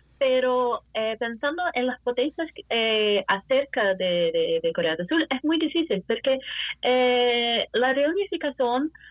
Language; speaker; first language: Spanish; non-native, fluent; Portuguese